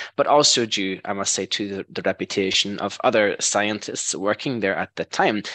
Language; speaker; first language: English; native; English